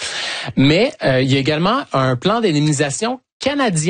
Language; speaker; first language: French; native; French